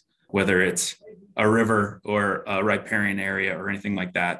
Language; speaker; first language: English; native; English